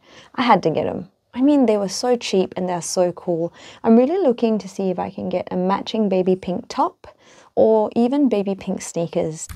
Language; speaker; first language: English; native; English